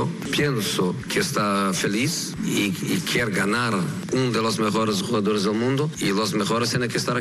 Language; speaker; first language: Spanish; non-native, fluent; Portuguese